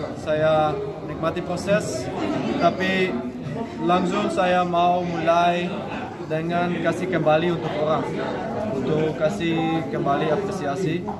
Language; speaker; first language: Indonesian; non-native, learner; Dutch